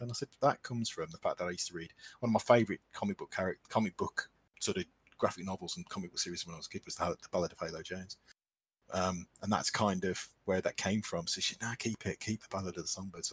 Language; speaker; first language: English; native; English